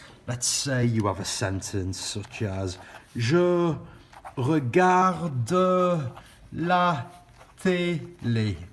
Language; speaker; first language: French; non-native, fluent; English